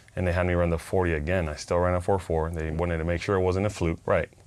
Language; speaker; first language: English; non-native, fluent; Spanish